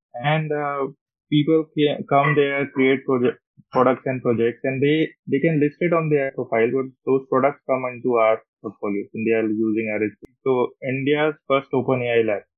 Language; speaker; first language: English; non-native, local second language; Hindi